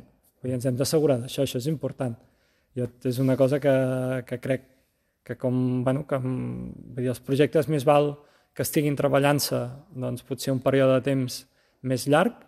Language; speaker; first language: Catalan; native; Catalan